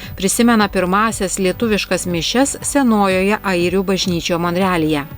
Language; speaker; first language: Lithuanian; native; Lithuanian